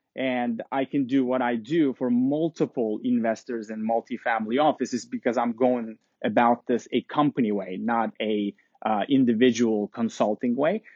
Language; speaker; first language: English; non-native, fluent; Turkish